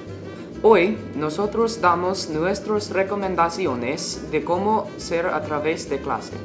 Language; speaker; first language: Spanish; non-native, learner; English